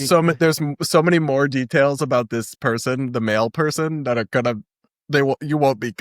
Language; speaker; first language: English; native; English